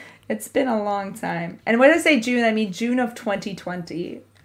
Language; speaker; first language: English; native; English